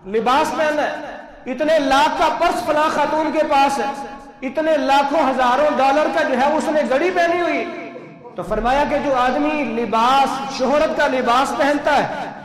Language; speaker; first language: Urdu; non-native, local second language; Punjabi